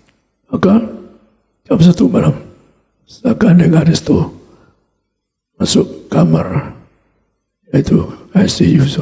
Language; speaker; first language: Indonesian; native; Indonesian